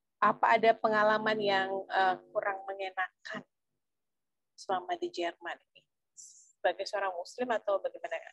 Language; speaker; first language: Indonesian; native; Indonesian